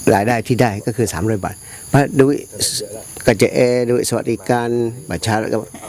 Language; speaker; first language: Thai; non-native, local second language; Pattani Malay